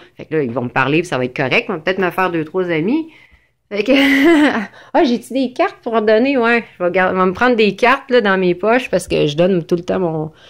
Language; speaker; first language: French; native; French